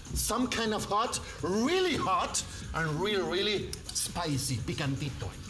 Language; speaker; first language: English; non-native, fluent; Spanish